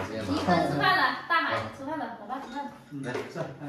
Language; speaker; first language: Chinese; non-native, fluent; Vietnamese